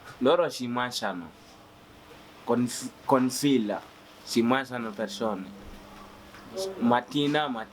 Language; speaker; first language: Italian; non-native, learner; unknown